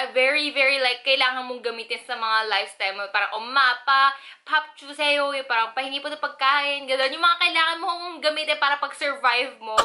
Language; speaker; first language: Filipino; early bilingual, other home language; Korean